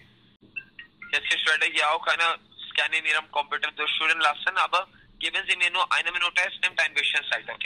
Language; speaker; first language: German; non-native, learner; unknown